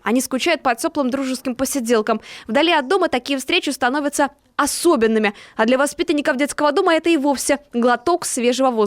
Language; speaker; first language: Russian; native; Russian